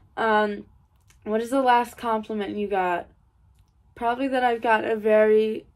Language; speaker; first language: English; native; English